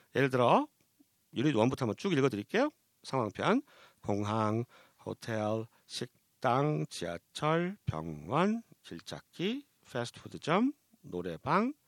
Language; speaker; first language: Korean; native; Korean